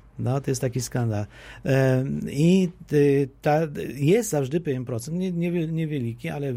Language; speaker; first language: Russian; non-native, fluent; Polish